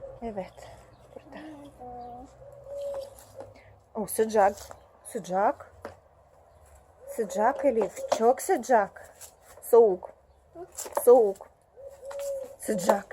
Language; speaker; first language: Turkish; non-native, learner; Russian